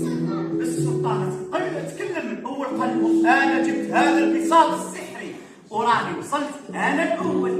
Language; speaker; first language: Arabic; native; Arabic